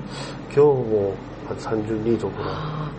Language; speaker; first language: Japanese; non-native, learner; Korean